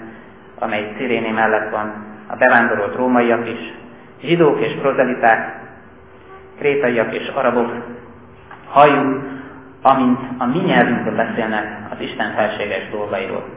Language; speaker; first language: Hungarian; native; Hungarian